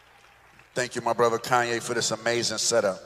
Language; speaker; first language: English; native; English